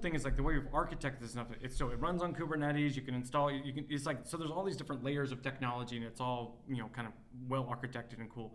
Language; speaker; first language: English; native; English